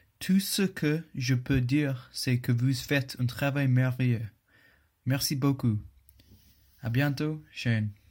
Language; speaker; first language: French; non-native, learner; English